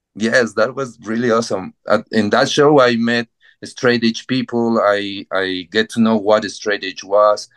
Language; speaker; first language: English; non-native, fluent; Spanish